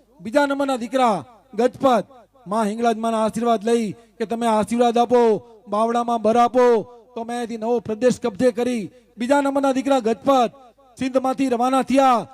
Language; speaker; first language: Gujarati; non-native, local second language; Kachhi